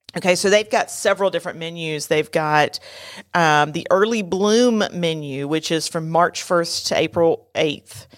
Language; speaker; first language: English; native; English